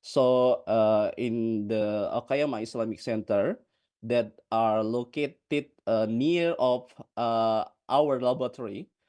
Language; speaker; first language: English; non-native, fluent; Indonesian